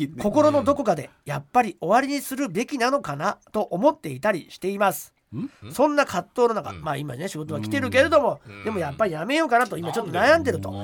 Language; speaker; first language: Japanese; native; Japanese